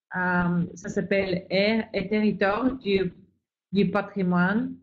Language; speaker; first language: French; non-native, fluent; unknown